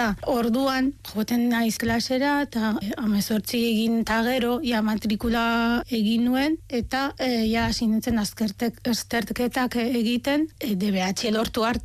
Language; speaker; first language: Basque; non-native, fluent; Arabic